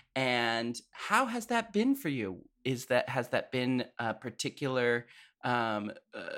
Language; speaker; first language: English; native; English